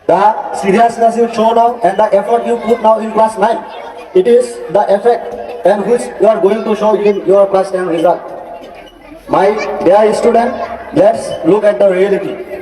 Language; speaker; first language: English; non-native, local second language; Assamese